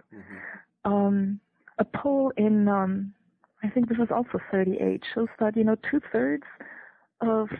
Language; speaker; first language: English; non-native, fluent; German